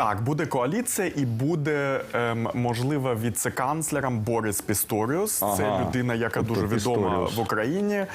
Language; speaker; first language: Ukrainian; early bilingual, heritage; Ukrainian